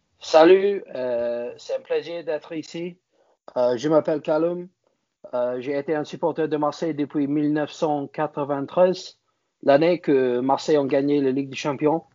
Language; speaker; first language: French; non-native, learner; English